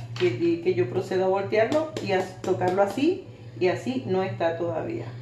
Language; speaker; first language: Spanish; native; Spanish